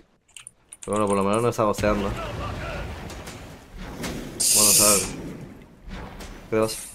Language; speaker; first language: Spanish; native; Spanish